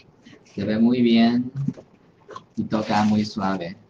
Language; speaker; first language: Spanish; non-native, fluent; Chinese